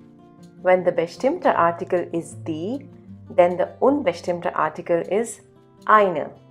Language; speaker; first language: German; non-native, fluent; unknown